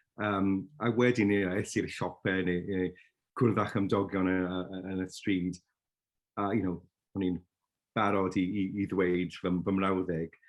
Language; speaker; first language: Welsh; non-native, local second language; English